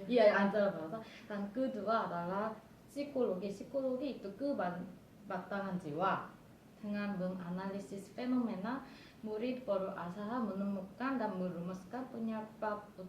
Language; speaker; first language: Indonesian; non-native, fluent; Korean